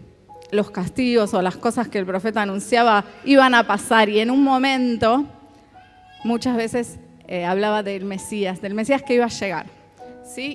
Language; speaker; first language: Spanish; native; Spanish